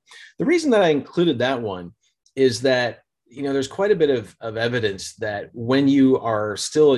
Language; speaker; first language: English; native; English